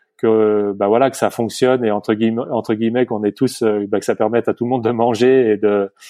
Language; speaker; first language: French; native; French